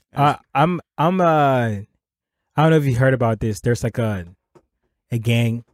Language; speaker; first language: English; non-native, local second language; Akan